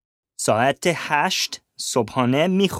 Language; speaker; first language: Persian; non-native, learner; English